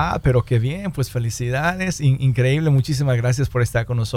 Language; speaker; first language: Spanish; native; Spanish